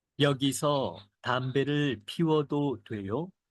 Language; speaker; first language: Korean; non-native, fluent; Bangla